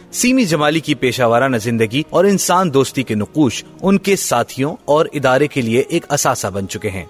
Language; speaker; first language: Urdu; native; Urdu